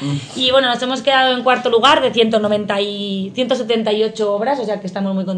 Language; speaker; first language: Spanish; native; Spanish